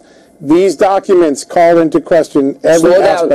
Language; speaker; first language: English; native; English